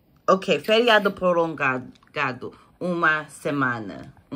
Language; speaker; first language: Portuguese; non-native, learner; English